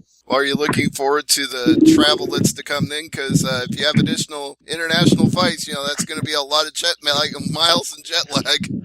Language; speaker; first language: English; native; English